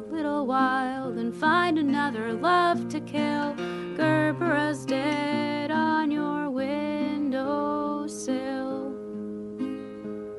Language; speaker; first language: English; native; English